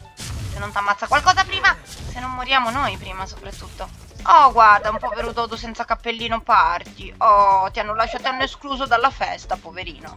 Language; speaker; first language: Italian; native; Italian